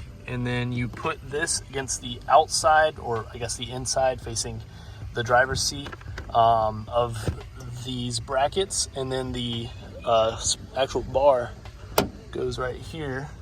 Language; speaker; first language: English; native; English